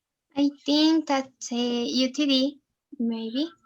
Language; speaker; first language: English; non-native, learner; Spanish